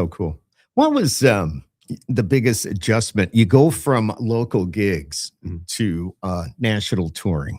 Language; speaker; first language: English; native; English